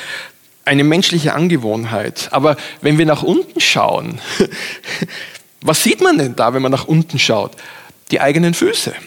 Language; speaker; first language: German; native; German